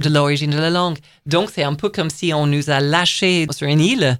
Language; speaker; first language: French; non-native, fluent; English